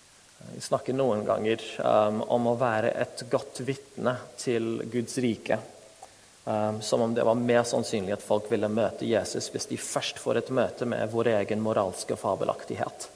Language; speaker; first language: Norwegian; non-native, fluent; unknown